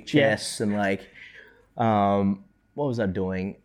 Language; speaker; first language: English; early bilingual, other home language; Indonesian